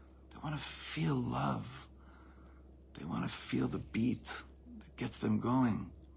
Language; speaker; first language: English; native; English